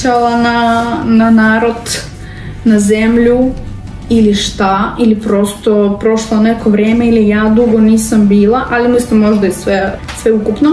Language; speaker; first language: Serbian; non-native, learner; Russian